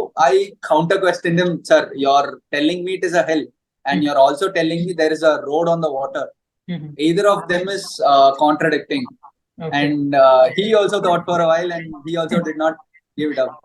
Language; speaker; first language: English; non-native, local second language; Hindi